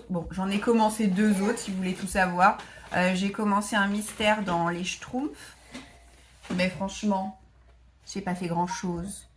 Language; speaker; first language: French; native; French